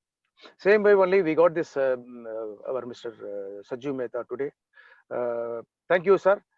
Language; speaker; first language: English; non-native, local second language; Tamil